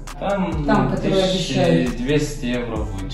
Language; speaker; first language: Russian; non-native, local second language; Kyrgyz